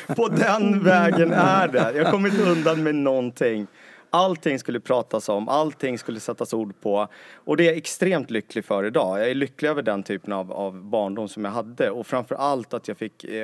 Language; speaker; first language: Swedish; native; Swedish